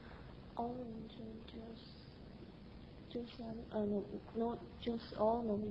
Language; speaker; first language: Japanese; non-native, learner; Chinese